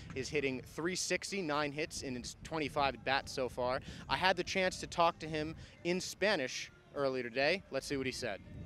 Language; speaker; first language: English; native; English